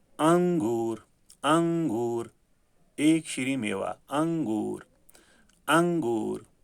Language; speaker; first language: Urdu; non-native, local second language; Kashmiri